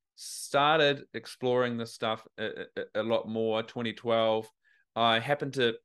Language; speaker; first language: English; native; English